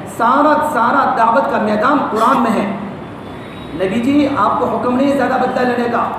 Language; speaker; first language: Urdu; non-native, local second language; Gujarati